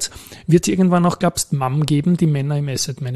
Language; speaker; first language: German; native; German